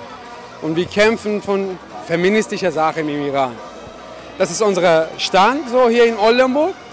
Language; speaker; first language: German; non-native, learner; Persian